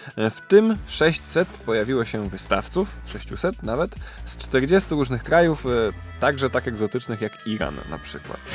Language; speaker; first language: Polish; native; Polish